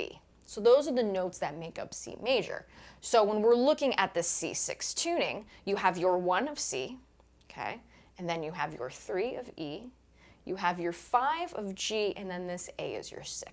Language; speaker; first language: English; native; English